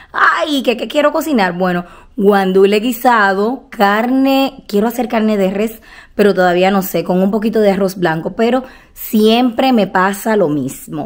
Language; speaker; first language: Spanish; native; Spanish